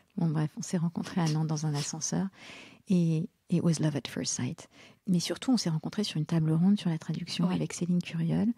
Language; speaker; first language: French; native; French